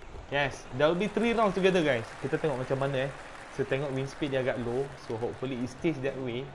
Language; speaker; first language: English; non-native, local second language; Malay